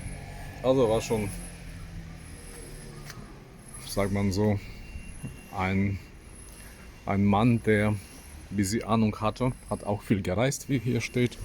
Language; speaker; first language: German; non-native, fluent; Polish